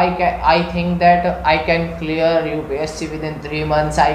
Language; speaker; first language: English; non-native, learner; Hindi